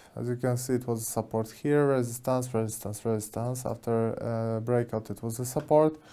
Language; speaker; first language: English; non-native, fluent; Polish